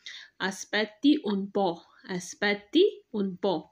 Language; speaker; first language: Italian; non-native, fluent; Urdu